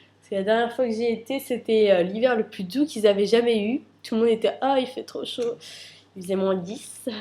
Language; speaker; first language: French; early bilingual, other home language; Arabic